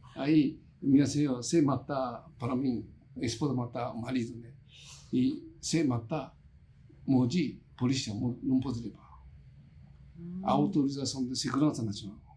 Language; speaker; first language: Portuguese; non-native, learner; Japanese